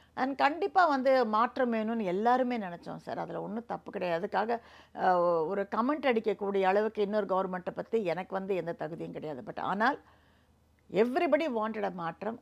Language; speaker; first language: Tamil; native; Tamil